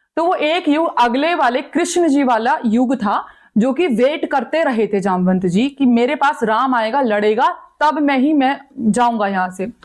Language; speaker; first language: Hindi; native; Hindi